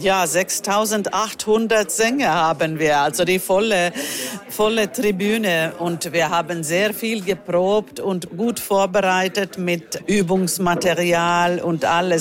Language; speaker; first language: German; non-native, fluent; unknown